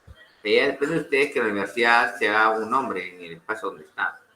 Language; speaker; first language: Spanish; native; Spanish